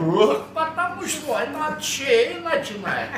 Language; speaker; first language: Russian; non-native, fluent; Armenian